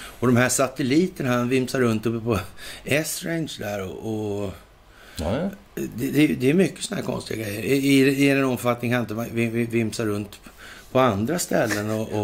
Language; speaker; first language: Swedish; native; Swedish